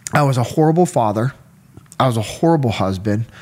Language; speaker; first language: English; native; English